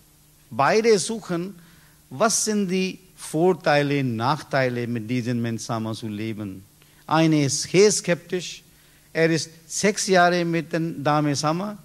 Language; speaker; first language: German; non-native, learner; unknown